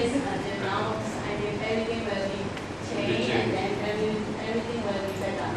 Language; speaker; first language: English; non-native, learner; Burmese